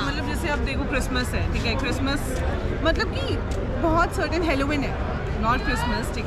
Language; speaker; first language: Hindi; native; Hindi